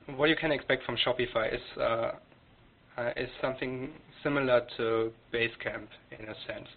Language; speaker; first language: English; non-native, fluent; German